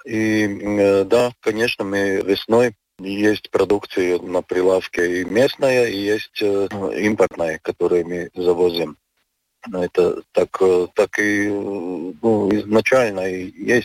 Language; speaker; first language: Russian; non-native, local second language; Latvian